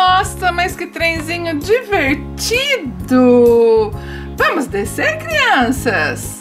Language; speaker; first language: Portuguese; native; Portuguese